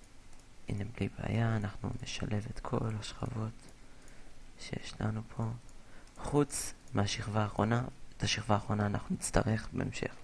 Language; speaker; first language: Hebrew; native; Hebrew